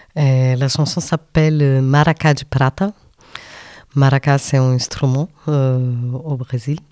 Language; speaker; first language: French; non-native, fluent; Portuguese